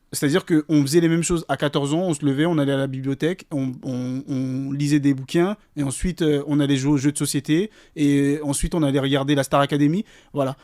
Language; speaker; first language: French; early bilingual, other home language; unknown